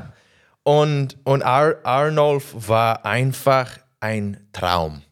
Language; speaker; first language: German; non-native, learner; English